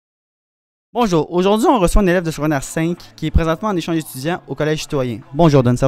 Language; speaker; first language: French; native; French